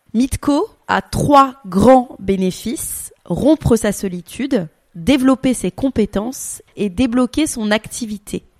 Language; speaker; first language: French; native; French